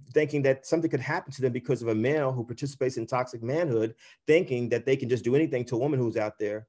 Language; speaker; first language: English; native; English